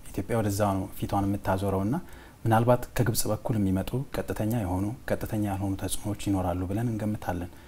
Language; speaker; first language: Amharic; native; Amharic